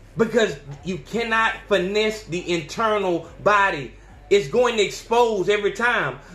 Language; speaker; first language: English; native; English